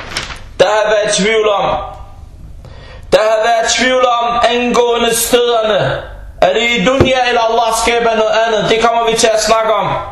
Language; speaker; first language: Danish; early bilingual, other home language; Arabic